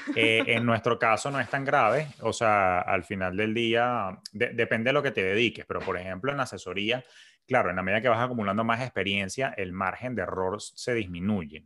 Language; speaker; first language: Spanish; native; Spanish